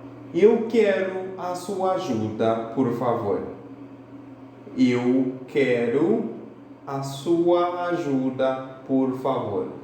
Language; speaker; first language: Portuguese; non-native, fluent; Haitian Creole